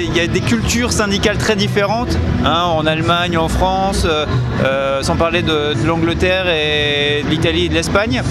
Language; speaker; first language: French; native; French